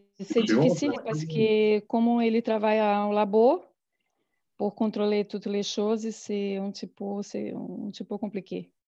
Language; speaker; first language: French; non-native, learner; Portuguese